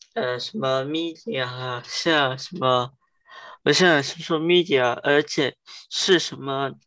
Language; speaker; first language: Chinese; early bilingual, heritage; Chinese